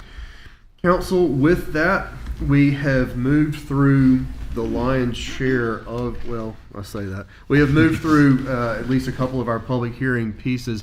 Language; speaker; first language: English; native; English